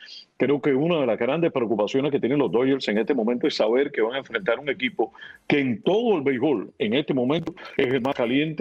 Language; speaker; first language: Spanish; native; Spanish